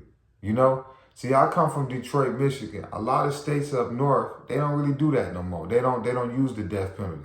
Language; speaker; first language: English; native; English